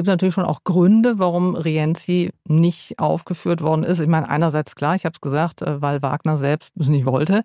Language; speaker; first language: German; native; German